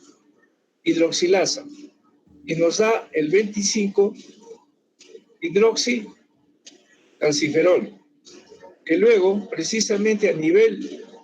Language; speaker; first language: Spanish; native; Spanish